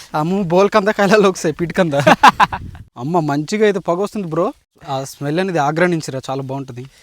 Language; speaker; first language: Telugu; native; Telugu